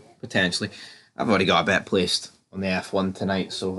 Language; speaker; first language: English; native; English